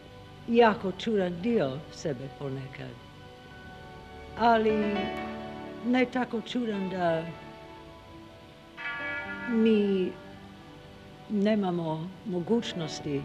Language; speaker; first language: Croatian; non-native, fluent; English